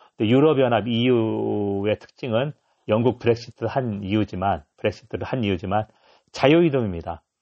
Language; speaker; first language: Korean; native; Korean